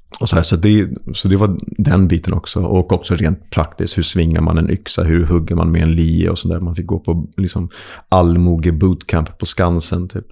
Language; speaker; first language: Swedish; native; Swedish